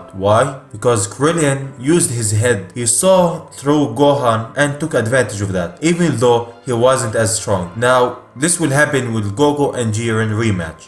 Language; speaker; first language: English; non-native, fluent; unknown